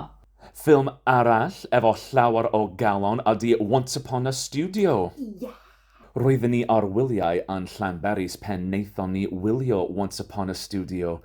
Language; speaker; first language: Welsh; non-native, fluent; English